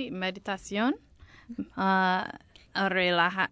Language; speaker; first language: Spanish; non-native, learner; English